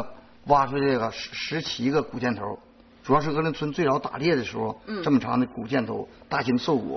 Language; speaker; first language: Chinese; native; Chinese